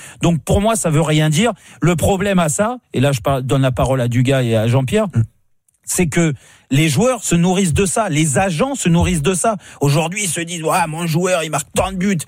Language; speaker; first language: French; native; French